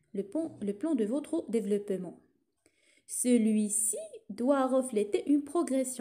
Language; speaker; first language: French; non-native, local second language; Arabic